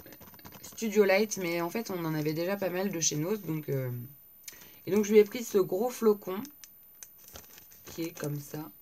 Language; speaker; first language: French; native; French